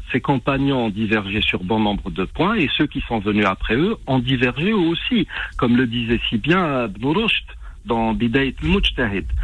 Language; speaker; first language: French; non-native, local second language; Arabic